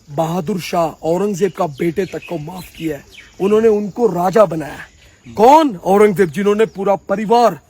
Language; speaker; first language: Hindi; native; Hindi